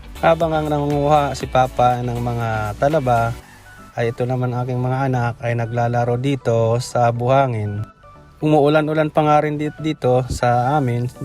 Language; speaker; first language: Filipino; non-native, local second language; Bikol